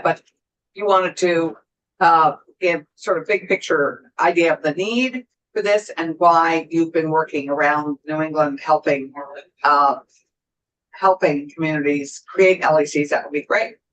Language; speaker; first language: English; native; English